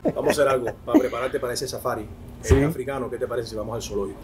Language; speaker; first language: Spanish; native; Spanish